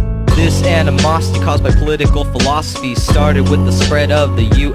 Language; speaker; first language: English; native; English